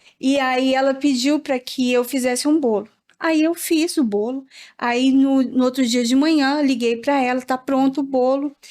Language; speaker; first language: Portuguese; native; Portuguese